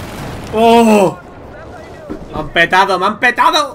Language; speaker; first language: Spanish; native; Spanish